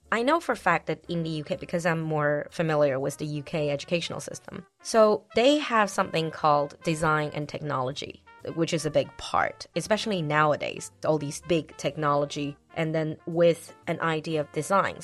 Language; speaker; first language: English; non-native, fluent; Chinese